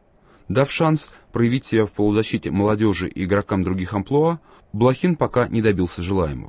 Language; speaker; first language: Russian; native; Russian